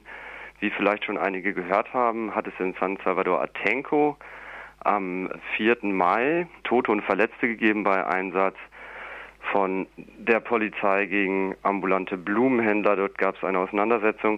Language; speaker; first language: German; native; German